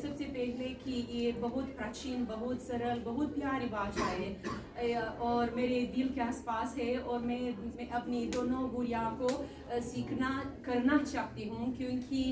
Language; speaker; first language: Hindi; non-native, learner; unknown